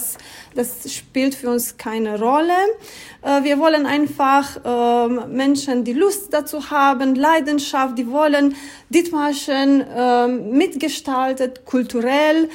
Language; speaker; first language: German; non-native, fluent; Romanian